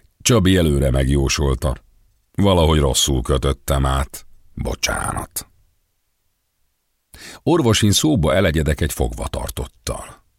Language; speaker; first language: Hungarian; native; Hungarian